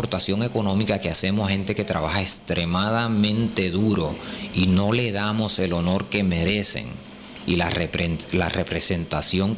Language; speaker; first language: Spanish; native; Spanish